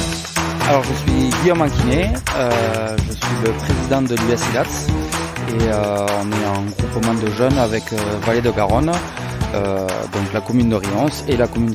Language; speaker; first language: French; native; French